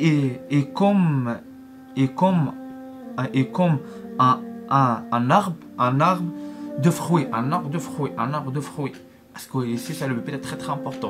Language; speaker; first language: French; non-native, learner; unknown